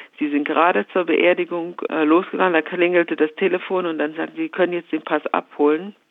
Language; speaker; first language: German; native; German